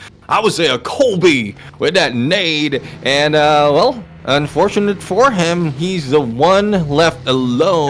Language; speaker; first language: English; non-native, local second language; Filipino